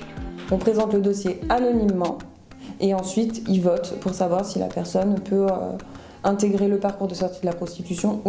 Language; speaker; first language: French; native; French